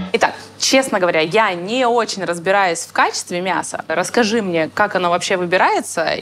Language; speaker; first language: Russian; native; Russian